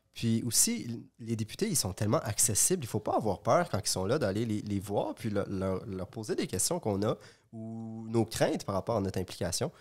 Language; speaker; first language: French; native; French